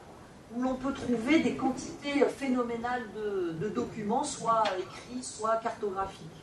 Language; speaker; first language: French; native; French